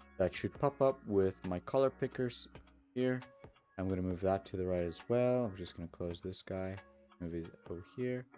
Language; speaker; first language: English; native; English